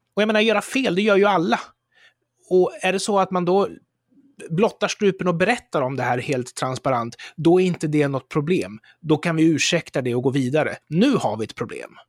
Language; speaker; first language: Swedish; native; Swedish